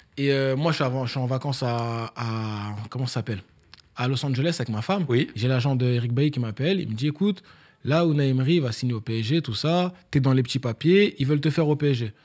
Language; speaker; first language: French; native; French